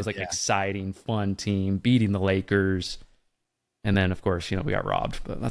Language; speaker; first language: English; native; English